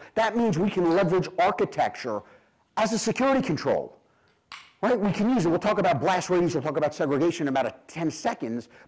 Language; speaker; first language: English; native; English